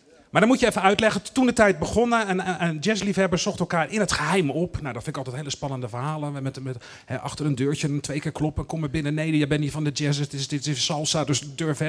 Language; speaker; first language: Dutch; native; Dutch